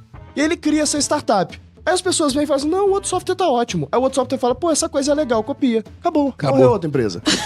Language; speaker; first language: Portuguese; native; Portuguese